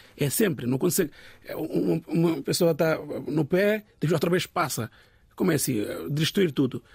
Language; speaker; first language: Portuguese; non-native, learner; Bangla